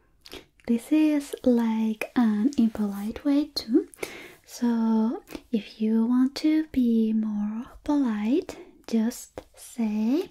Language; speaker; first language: English; non-native, fluent; Spanish